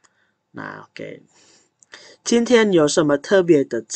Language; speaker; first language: Chinese; non-native, fluent; Indonesian